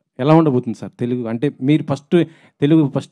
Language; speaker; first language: Telugu; native; Telugu